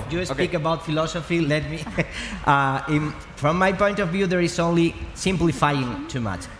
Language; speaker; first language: English; non-native, learner; Spanish